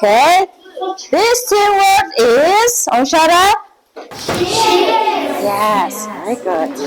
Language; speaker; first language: English; non-native, learner; Mongolian